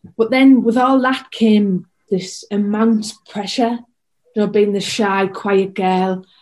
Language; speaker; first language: English; native; English